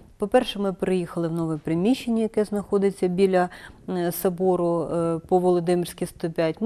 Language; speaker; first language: Ukrainian; native; Ukrainian